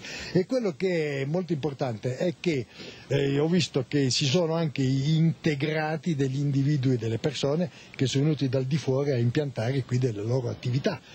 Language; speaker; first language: Italian; native; Italian